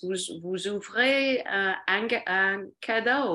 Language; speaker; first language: French; non-native, fluent; English